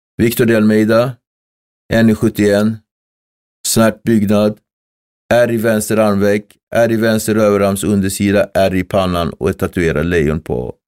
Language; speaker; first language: Swedish; early bilingual, other home language; Kabuverdianu